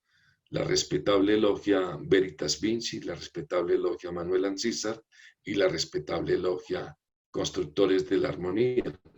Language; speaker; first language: Spanish; native; Spanish